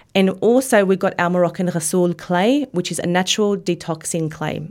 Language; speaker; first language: English; native; English